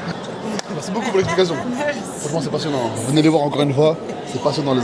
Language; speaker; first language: French; native; French